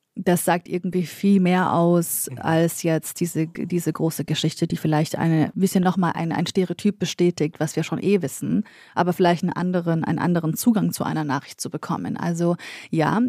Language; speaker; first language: German; early bilingual, other home language; Central Kurdish